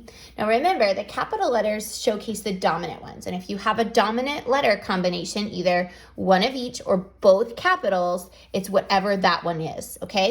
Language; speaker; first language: English; native; English